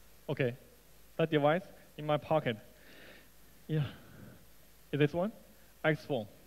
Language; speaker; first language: English; non-native, learner; Chinese